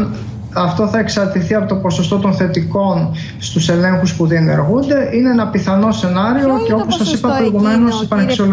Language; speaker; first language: Greek; native; Greek